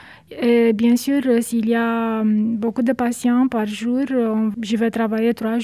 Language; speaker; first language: French; non-native, fluent; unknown